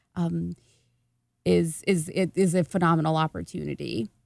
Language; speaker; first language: English; native; English